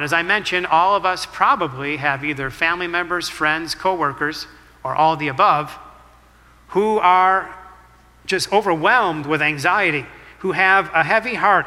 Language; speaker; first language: English; native; English